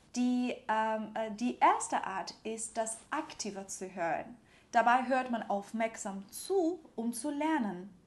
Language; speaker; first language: German; non-native, fluent; Persian